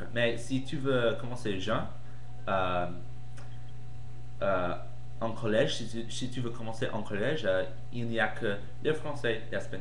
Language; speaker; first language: French; non-native, fluent; English